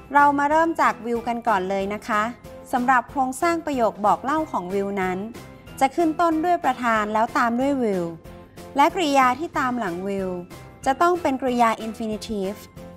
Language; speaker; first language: Thai; native; Thai